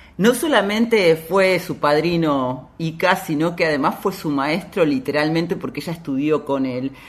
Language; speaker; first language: Spanish; native; Spanish